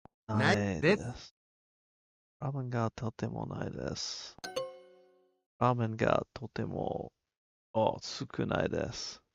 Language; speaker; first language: Japanese; non-native, learner; English